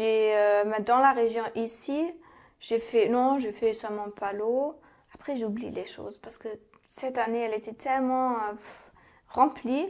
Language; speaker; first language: French; non-native, fluent; German